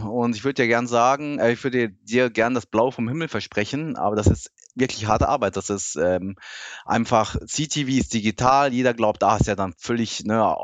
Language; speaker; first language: German; early bilingual, other home language; Japanese